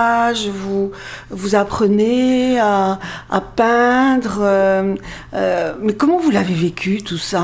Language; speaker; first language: French; native; French